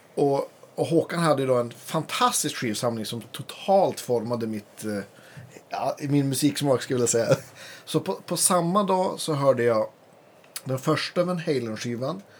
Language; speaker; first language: Swedish; native; Swedish